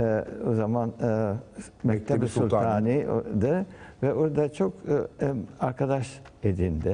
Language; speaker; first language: Turkish; early bilingual, heritage; Turkish